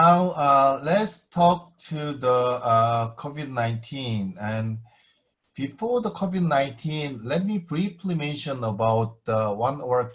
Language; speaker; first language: English; non-native, fluent; Korean